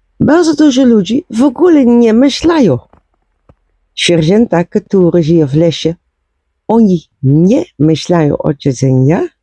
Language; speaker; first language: Polish; non-native, learner; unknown